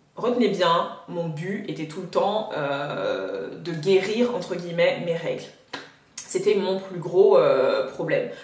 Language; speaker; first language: French; native; French